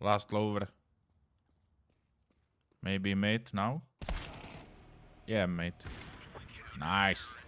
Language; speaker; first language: English; non-native, learner; Czech